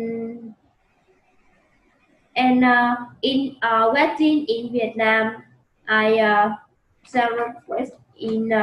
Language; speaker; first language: English; non-native, learner; Vietnamese